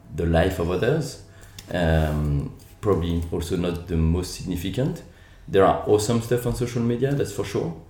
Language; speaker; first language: English; non-native, fluent; French